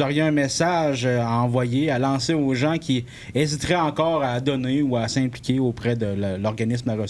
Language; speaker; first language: French; native; French